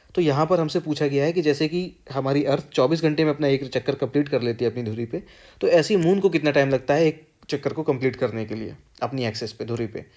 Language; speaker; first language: Hindi; native; Hindi